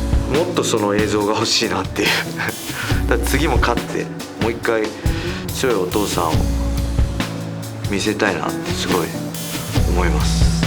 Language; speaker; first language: Japanese; native; Japanese